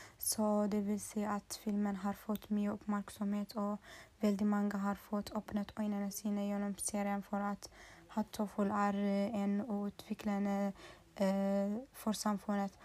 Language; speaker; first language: Swedish; non-native, learner; Norwegian